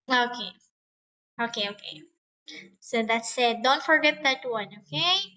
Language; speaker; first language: English; non-native, fluent; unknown